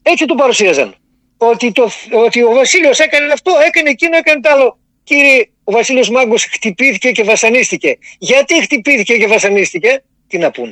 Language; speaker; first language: Greek; native; Greek